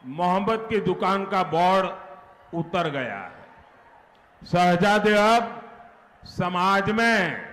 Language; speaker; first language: Hindi; non-native, local second language; Gujarati